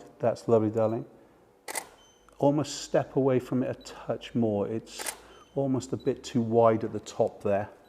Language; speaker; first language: English; native; English